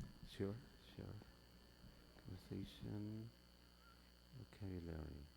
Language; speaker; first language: English; non-native, fluent; Spanish